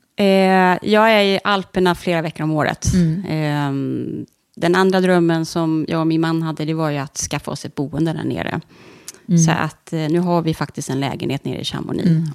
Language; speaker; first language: Swedish; native; Swedish